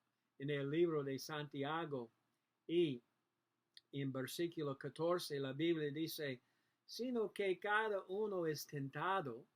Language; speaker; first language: Spanish; non-native, learner; English